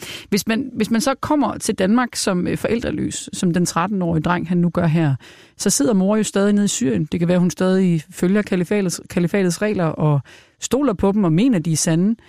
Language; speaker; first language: Danish; native; Danish